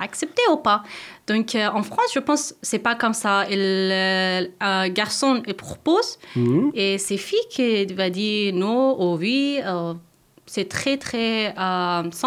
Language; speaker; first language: French; non-native, learner; Persian